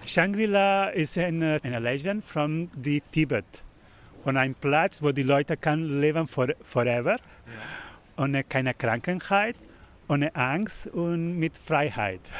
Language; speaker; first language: German; non-native, learner; Spanish